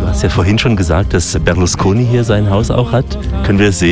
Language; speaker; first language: German; native; German